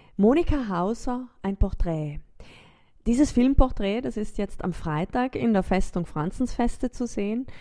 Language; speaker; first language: German; native; German